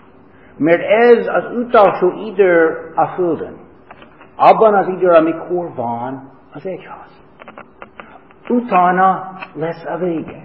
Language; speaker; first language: Hungarian; non-native, fluent; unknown